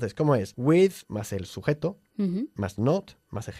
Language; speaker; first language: Spanish; non-native, fluent; English